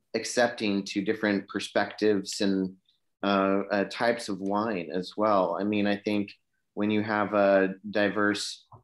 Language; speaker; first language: English; native; English